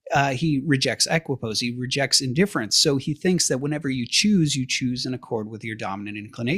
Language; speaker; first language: English; native; English